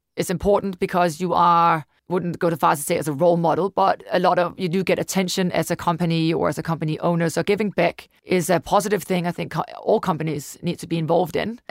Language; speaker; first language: English; non-native, fluent; Danish